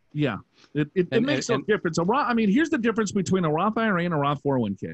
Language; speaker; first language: English; native; English